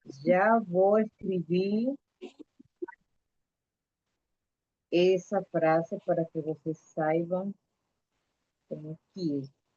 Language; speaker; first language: Spanish; non-native, learner; Portuguese